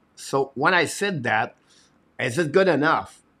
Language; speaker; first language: English; non-native, fluent; French